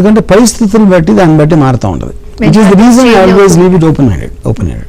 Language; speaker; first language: Telugu; native; Telugu